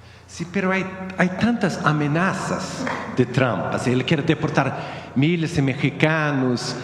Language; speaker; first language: Spanish; non-native, learner; Swedish